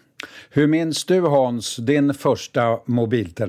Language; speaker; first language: Swedish; native; Swedish